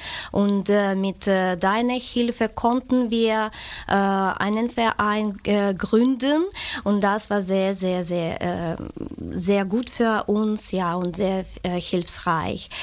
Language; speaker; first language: German; non-native, fluent; Ukrainian